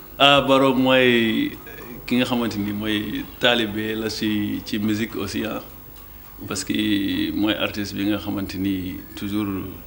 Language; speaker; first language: Wolof; non-native, local second language; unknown